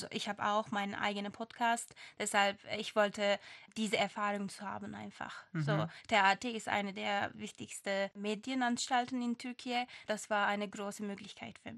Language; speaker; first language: German; non-native, fluent; Turkish